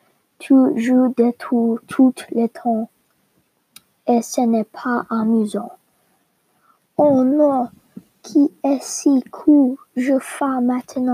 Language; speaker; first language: French; non-native, learner; English